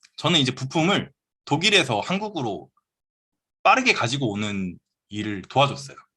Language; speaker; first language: Korean; native; Korean